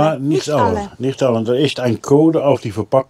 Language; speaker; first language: German; non-native, learner; Dutch